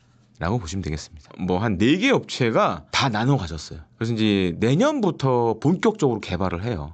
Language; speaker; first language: Korean; native; Korean